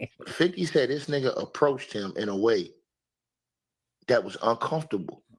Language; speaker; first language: English; native; English